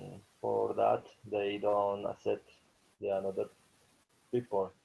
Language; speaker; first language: English; non-native, learner; Spanish